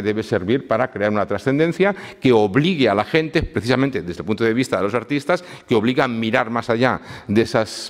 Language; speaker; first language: Spanish; native; Spanish